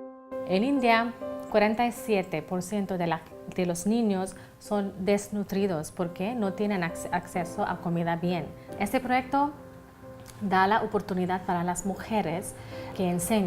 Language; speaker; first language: Spanish; non-native, fluent; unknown